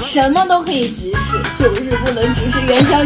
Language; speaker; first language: Chinese; native; Chinese